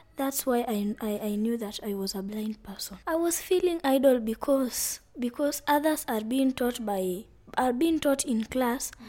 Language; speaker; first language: English; non-native, local second language; Luyia